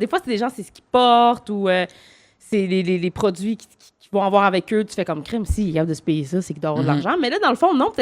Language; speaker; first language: French; native; French